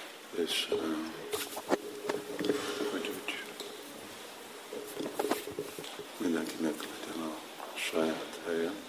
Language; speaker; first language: Hungarian; non-native, fluent; English